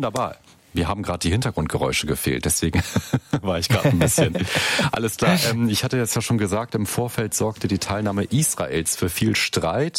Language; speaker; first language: German; native; German